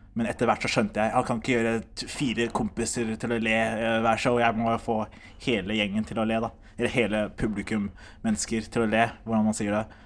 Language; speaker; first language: Norwegian; early bilingual, other home language; Somali